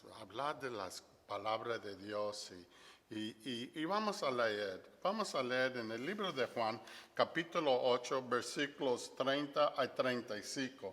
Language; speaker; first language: Spanish; non-native, fluent; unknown